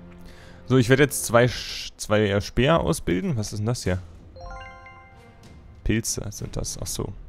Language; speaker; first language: German; native; German